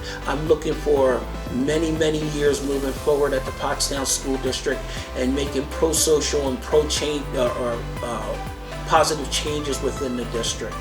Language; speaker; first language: English; native; English